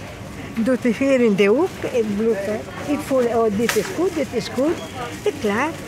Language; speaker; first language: Dutch; non-native, learner; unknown